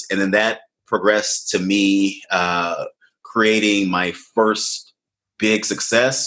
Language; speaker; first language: English; native; English